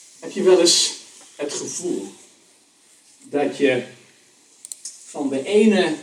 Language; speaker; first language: Dutch; native; Dutch